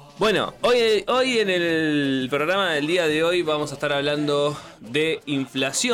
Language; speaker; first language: Spanish; native; Spanish